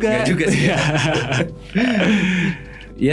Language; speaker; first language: Indonesian; native; Indonesian